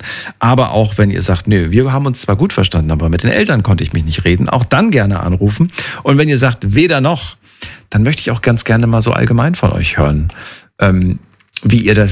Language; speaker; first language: German; native; German